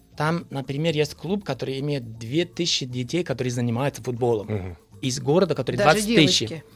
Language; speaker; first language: Russian; non-native, fluent; Icelandic